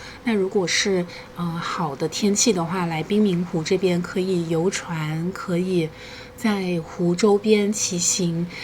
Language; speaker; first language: Chinese; native; Chinese